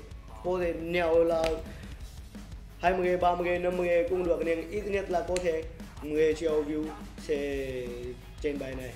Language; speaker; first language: Vietnamese; non-native, learner; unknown